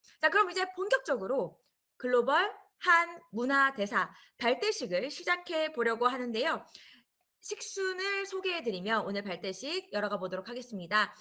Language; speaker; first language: Korean; native; Korean